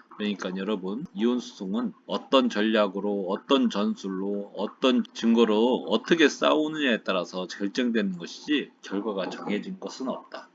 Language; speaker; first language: Korean; native; Korean